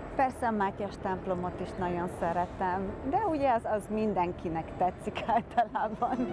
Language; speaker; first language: Hungarian; non-native, fluent; Bulgarian